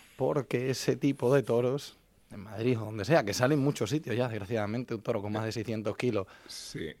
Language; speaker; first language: Spanish; native; Spanish